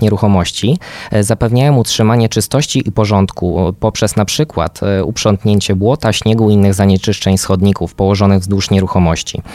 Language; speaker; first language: Polish; native; Polish